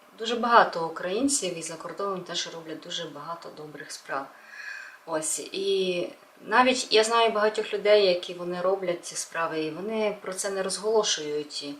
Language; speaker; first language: Ukrainian; non-native, local second language; Russian